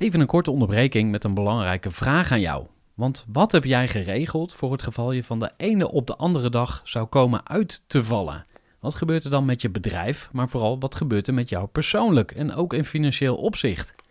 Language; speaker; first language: Dutch; native; Dutch